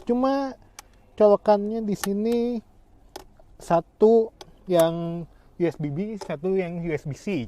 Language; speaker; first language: Indonesian; native; Indonesian